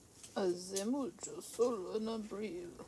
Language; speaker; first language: Spanish; non-native, learner; English